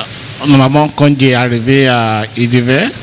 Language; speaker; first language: French; non-native, learner; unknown